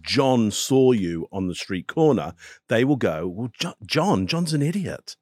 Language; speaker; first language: English; native; English